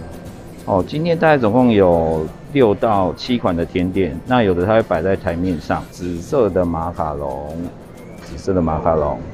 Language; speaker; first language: Chinese; native; Chinese